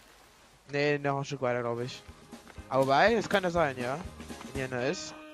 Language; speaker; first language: German; native; German